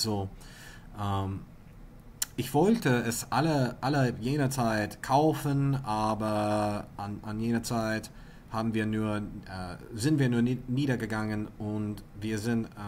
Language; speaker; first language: German; non-native, learner; English